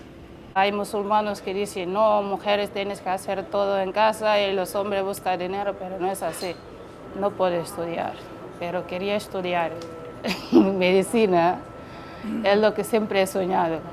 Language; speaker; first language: Spanish; non-native, learner; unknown